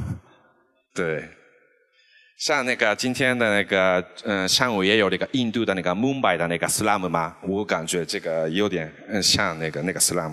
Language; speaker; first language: Chinese; non-native, fluent; Japanese